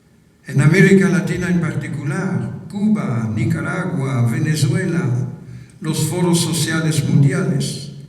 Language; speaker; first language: Spanish; non-native, fluent; French